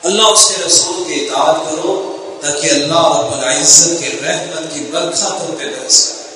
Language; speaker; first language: Urdu; native; Urdu